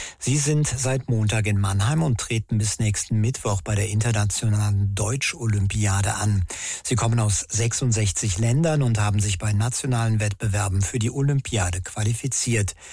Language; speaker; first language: German; native; German